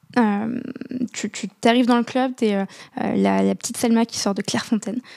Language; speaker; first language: French; non-native, local second language; Arabic